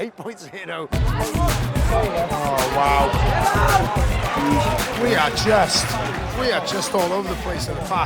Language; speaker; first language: English; native; English